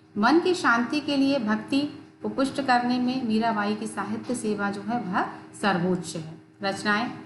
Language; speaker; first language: Hindi; native; Hindi